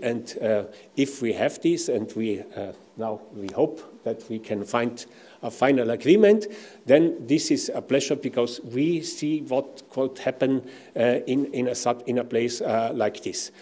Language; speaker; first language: English; non-native, fluent; German